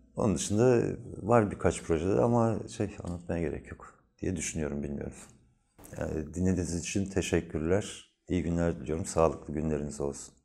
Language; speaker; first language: Turkish; native; Turkish